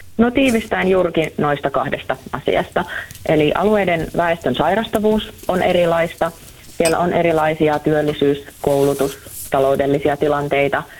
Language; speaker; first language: Finnish; native; Finnish